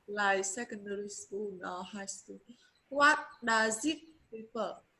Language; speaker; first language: English; non-native, learner; Vietnamese